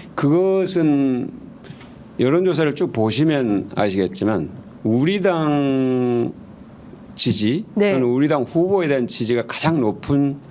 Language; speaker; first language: Korean; native; Korean